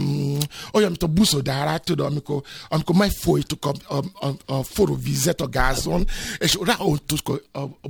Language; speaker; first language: Hungarian; non-native, fluent; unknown